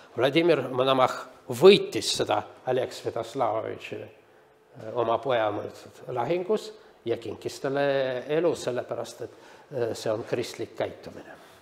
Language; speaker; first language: Estonian; native; Estonian